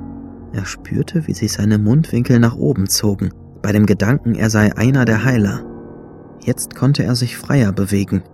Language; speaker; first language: German; native; German